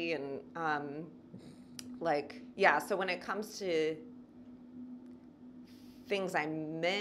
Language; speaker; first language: English; native; English